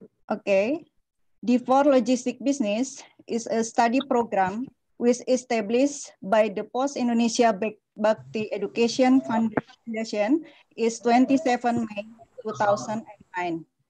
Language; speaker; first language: English; non-native, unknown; Indonesian